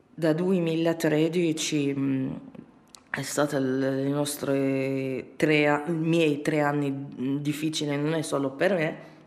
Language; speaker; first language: Italian; non-native, fluent; Arabic